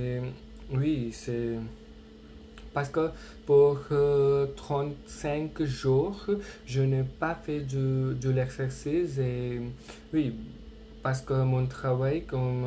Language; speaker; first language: French; non-native, learner; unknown